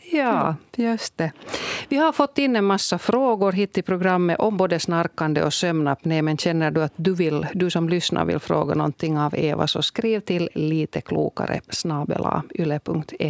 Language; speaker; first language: Swedish; native; Swedish